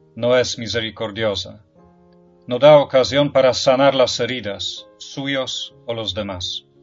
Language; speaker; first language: Spanish; non-native, fluent; Polish